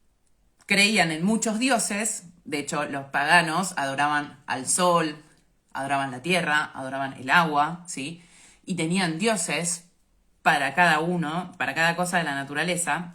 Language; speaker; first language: Spanish; native; Spanish